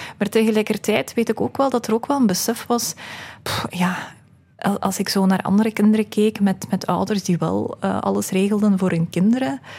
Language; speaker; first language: Dutch; early bilingual, other home language; Russian